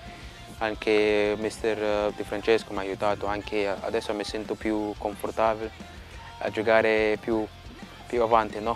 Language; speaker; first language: Italian; non-native, fluent; Portuguese